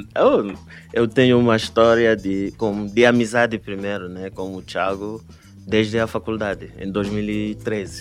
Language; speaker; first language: Portuguese; non-native, fluent; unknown